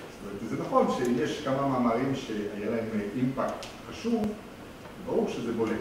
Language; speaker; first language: Hebrew; non-native, fluent; French